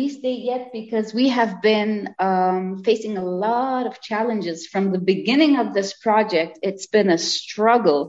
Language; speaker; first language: English; non-native, fluent; Arabic